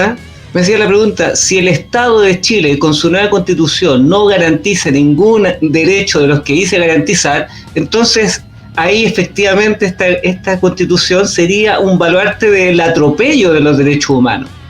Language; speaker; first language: Spanish; native; Spanish